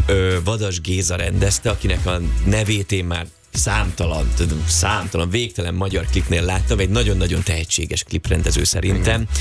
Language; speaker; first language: Hungarian; native; Hungarian